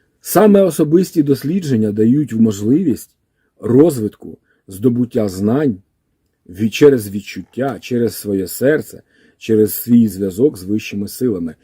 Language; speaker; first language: Ukrainian; native; Ukrainian